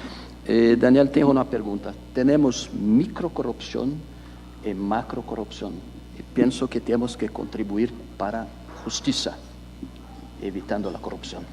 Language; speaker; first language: Spanish; non-native, learner; Portuguese